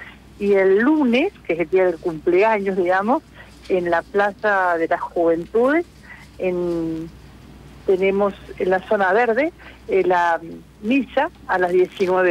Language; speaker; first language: Spanish; native; Spanish